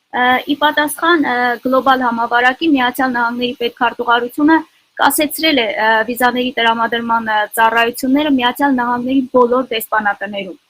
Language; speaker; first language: Armenian; native; Armenian